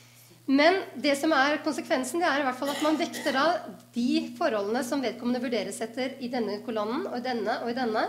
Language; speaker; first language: Norwegian; native; Norwegian